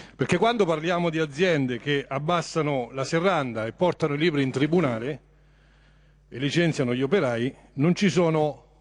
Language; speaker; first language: Italian; native; Italian